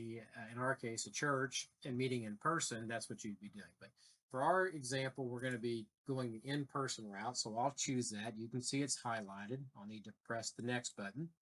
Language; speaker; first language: English; native; English